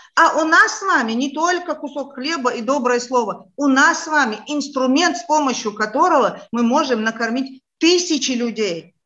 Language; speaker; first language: Russian; non-native, local second language; Chechen